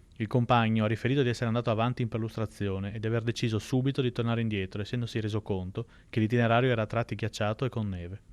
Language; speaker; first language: Italian; native; Italian